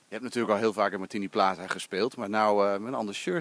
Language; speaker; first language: Dutch; native; Dutch